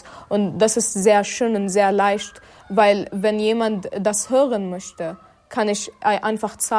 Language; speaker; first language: German; non-native, fluent; Arabic